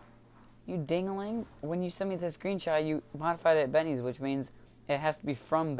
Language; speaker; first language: English; native; English